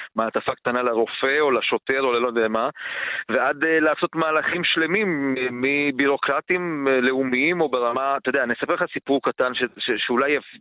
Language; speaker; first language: Hebrew; early bilingual, other home language; Romanian